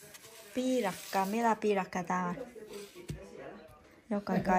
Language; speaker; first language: Finnish; non-native, learner; Vietnamese